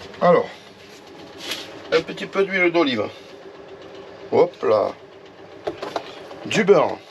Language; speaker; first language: French; native; French